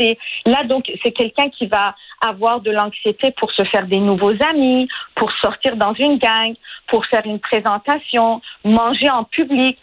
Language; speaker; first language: French; non-native, fluent; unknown